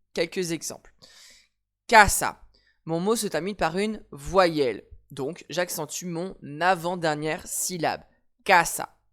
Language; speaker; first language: French; native; French